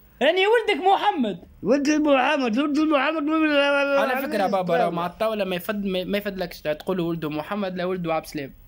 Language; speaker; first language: Arabic; native; Arabic